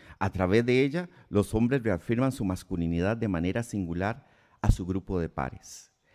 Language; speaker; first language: Spanish; native; Spanish